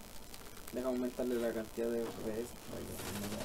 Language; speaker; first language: Spanish; native; Spanish